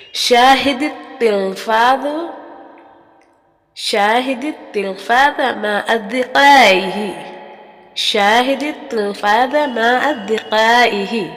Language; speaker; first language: Arabic; non-native, fluent; Urdu